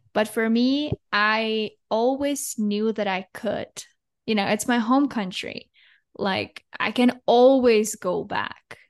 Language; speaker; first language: English; non-native, fluent; Russian